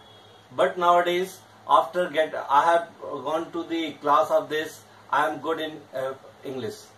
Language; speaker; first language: English; non-native, learner; Hindi